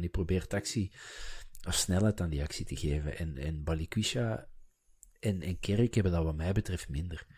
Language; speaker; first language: Dutch; native; Dutch